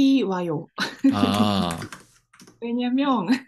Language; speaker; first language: Korean; non-native, learner; Japanese